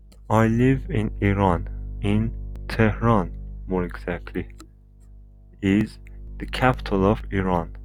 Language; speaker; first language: English; non-native, learner; Persian